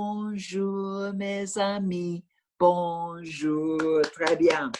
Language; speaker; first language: French; non-native, fluent; English